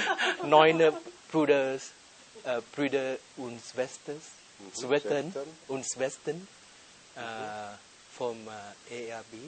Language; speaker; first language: German; non-native, learner; Vietnamese